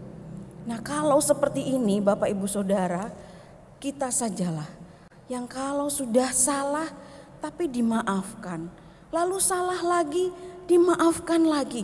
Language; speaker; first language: Indonesian; native; Indonesian